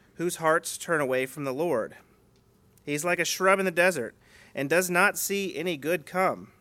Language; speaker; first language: English; native; English